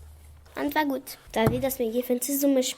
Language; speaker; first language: German; non-native, local second language; Luxembourgish